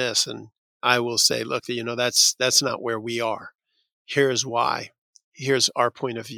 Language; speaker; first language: English; native; English